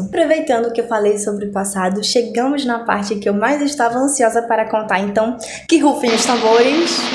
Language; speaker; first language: Portuguese; native; Portuguese